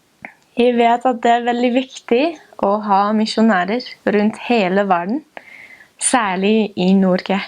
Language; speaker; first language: Norwegian; non-native, fluent; English